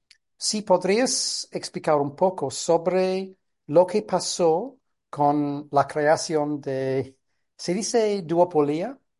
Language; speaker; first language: Spanish; non-native, fluent; English